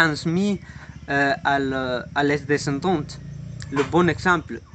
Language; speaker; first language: French; non-native, learner; Spanish